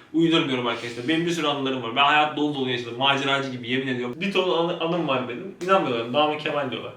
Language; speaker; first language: Turkish; native; Turkish